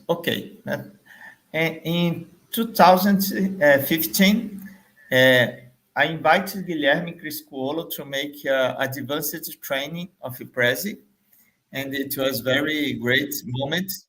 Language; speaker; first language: English; non-native, fluent; Portuguese